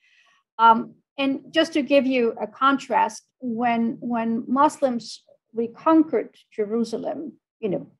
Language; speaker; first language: English; non-native, fluent; Arabic